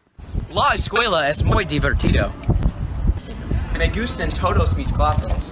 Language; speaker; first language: Spanish; non-native, learner; English